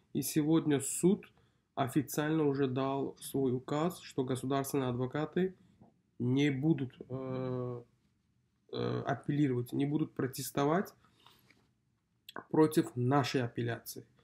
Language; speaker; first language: Russian; non-native, local second language; Uzbek